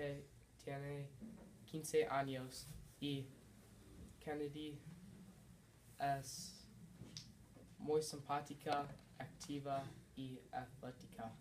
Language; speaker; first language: Spanish; non-native, learner; English